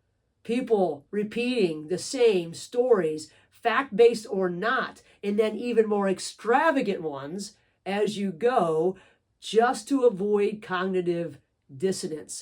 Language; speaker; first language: English; native; English